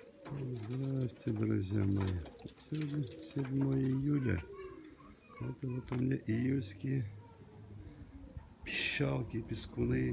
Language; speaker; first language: Russian; native; Russian